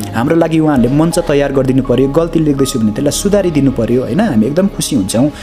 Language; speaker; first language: Nepali; native; Nepali